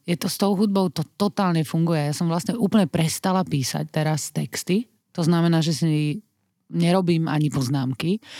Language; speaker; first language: Slovak; native; Slovak